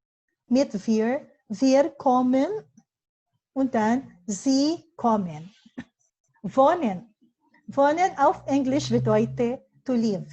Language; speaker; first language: German; non-native, learner; Filipino